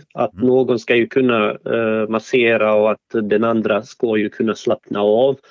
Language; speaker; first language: Swedish; non-native, fluent; Bosnian